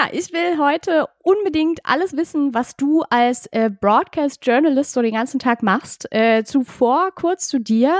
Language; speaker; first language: German; native; German